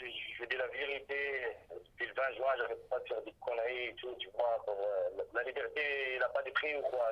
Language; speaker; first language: French; non-native, local second language; Arabic